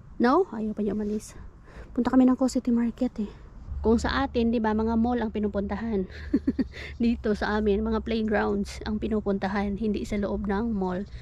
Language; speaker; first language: Filipino; native; Filipino